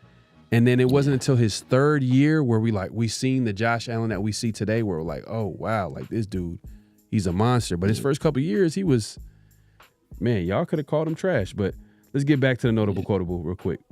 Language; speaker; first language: English; native; English